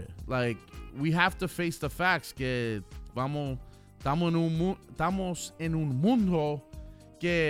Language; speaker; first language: Spanish; early bilingual, heritage; Spanish